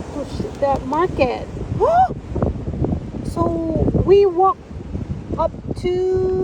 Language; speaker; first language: English; non-native, local second language; Filipino